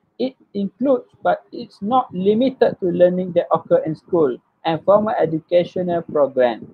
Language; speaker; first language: English; non-native, local second language; Malay